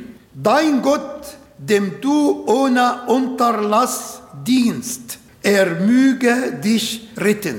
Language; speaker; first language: German; non-native, learner; Arabic